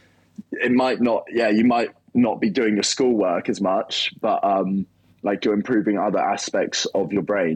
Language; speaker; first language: English; native; English